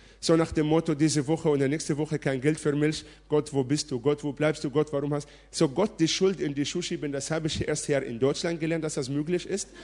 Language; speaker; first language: German; non-native, fluent; Arabic